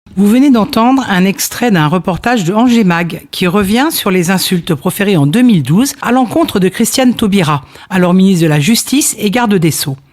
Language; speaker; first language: French; native; French